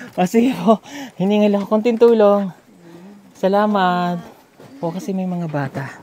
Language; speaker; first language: Filipino; native; Filipino